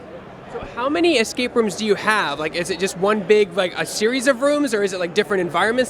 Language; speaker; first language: English; native; English